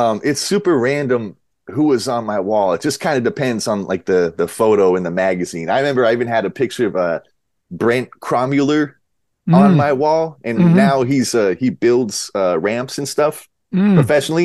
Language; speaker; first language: English; native; English